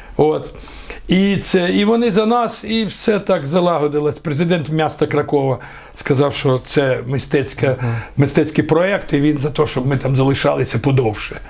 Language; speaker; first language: Ukrainian; native; Ukrainian